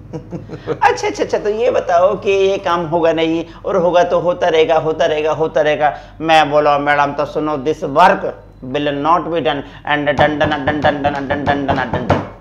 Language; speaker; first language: Hindi; native; Hindi